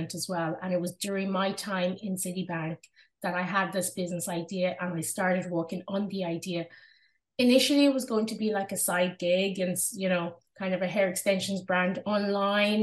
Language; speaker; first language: English; non-native, local second language; Yoruba